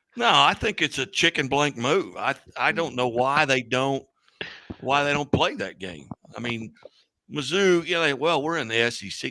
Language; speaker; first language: English; native; English